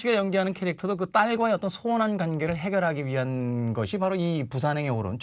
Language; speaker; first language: Korean; native; Korean